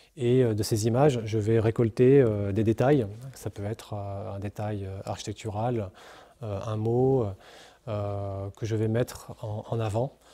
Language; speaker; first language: French; native; French